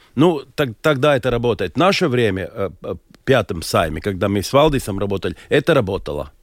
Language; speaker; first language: Russian; non-native, local second language; Latvian